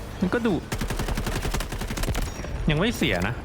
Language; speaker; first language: Thai; native; Thai